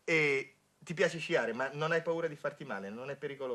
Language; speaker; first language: Italian; native; Italian